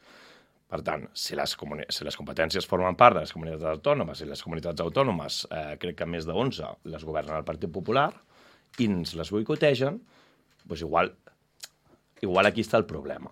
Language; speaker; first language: Catalan; native; Catalan